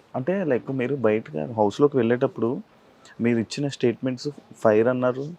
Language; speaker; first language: Telugu; native; Telugu